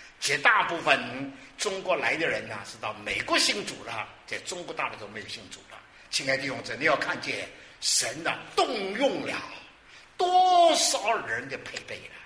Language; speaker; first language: Chinese; non-native, local second language; Wu Chinese